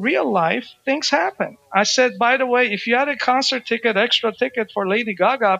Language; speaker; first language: English; non-native, fluent; Persian